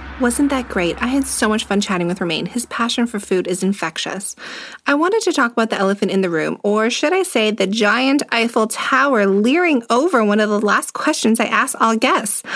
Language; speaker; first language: English; native; English